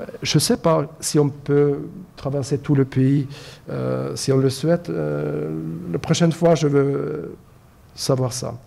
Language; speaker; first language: French; non-native, fluent; Norwegian